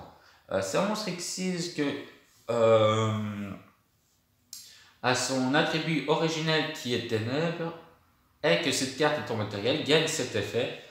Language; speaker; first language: French; native; French